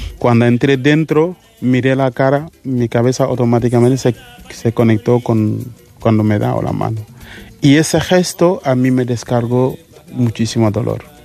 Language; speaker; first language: Spanish; non-native, fluent; Mandingo